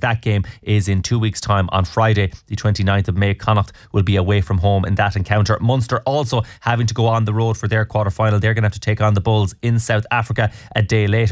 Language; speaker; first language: English; native; English